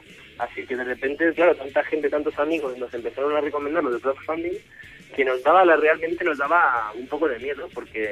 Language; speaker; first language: Spanish; native; Spanish